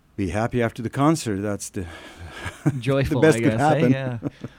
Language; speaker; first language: English; non-native, fluent; Russian